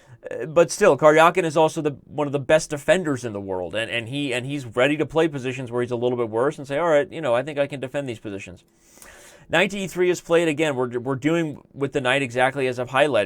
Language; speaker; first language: English; native; English